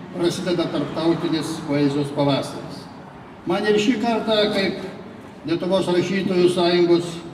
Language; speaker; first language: Lithuanian; native; Lithuanian